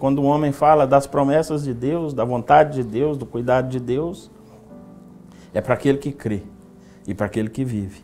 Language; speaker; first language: Portuguese; native; Portuguese